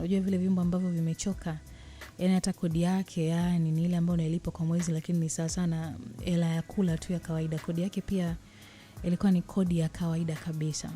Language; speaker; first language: Swahili; native; Swahili